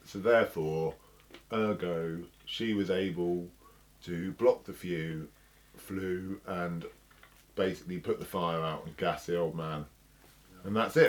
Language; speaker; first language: English; native; English